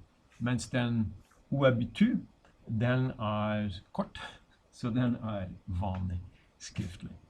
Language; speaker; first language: Norwegian; non-native, fluent; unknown